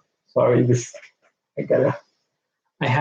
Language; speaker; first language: English; non-native, learner; Japanese